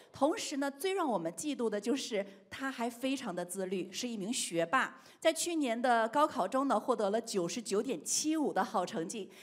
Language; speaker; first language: Chinese; native; Chinese